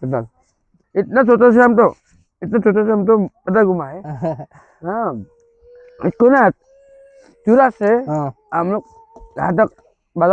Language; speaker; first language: Hindi; non-native, local second language; Garo